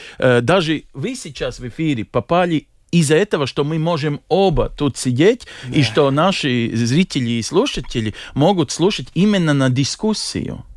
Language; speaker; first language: Russian; native; Russian